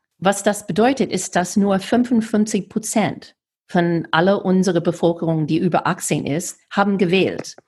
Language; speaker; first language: German; non-native, fluent; English